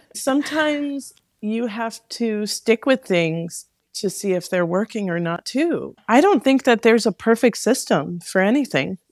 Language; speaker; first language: English; native; English